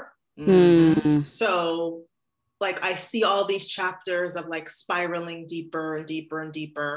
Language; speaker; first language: English; native; English